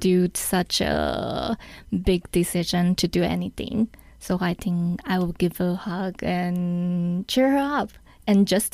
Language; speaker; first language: English; non-native, learner; Chinese